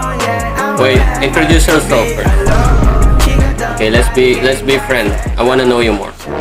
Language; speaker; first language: English; non-native, local second language; Filipino